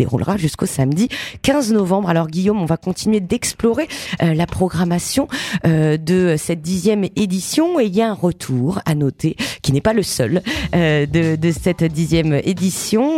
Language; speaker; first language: French; native; French